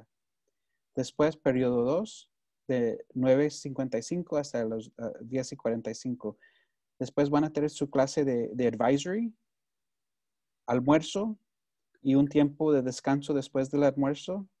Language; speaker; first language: Spanish; early bilingual, heritage; Spanish